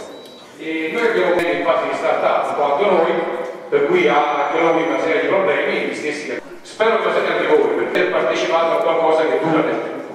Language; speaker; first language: Italian; native; Italian